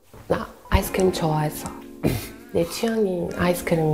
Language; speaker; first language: Korean; non-native, fluent; Turkish